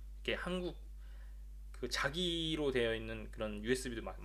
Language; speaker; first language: Korean; native; Korean